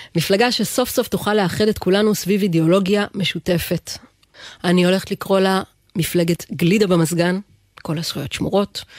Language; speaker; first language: Hebrew; native; Hebrew